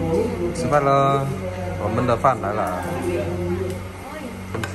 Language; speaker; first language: Chinese; non-native, fluent; Vietnamese